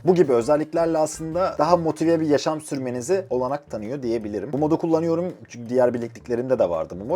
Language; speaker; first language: Turkish; native; Turkish